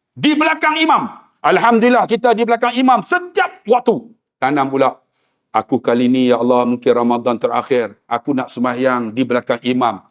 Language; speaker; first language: Malay; native; Malay